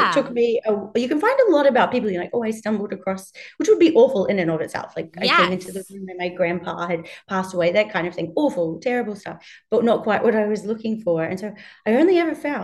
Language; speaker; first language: English; native; English